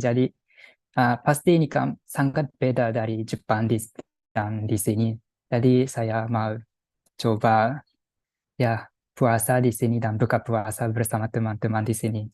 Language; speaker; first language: Indonesian; non-native, fluent; Japanese